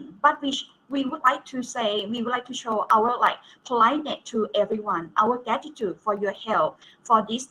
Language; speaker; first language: English; non-native, fluent; Thai